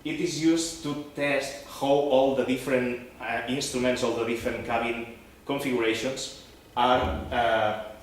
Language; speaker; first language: English; non-native, fluent; Catalan